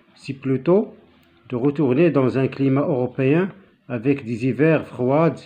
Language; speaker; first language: French; non-native, local second language; Arabic